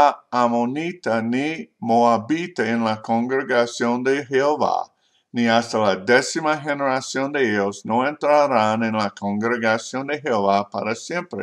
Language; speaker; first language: Spanish; non-native, learner; English